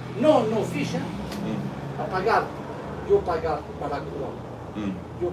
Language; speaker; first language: Spanish; non-native, learner; French